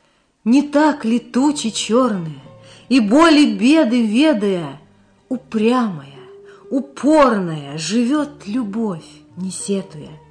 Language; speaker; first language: Russian; native; Russian